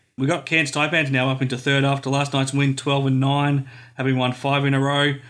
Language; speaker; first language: English; native; English